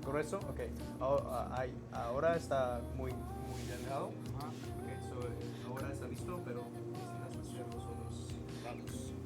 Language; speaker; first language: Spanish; non-native, learner; English